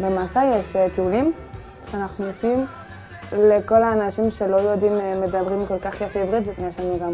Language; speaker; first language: Hebrew; non-native, learner; French